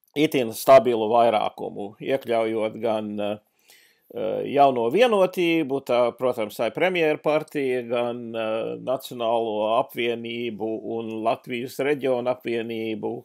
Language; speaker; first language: Latvian; early bilingual, heritage; English